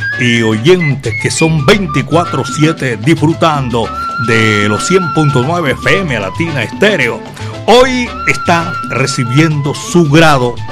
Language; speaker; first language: Spanish; native; Spanish